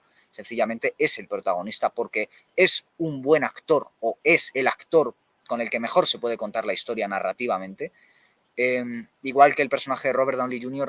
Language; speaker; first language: Spanish; native; Spanish